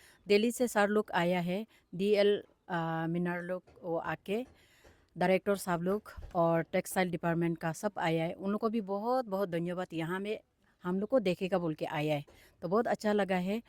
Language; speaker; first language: Hindi; non-native, local second language; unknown